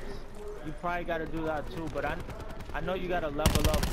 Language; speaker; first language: English; native; English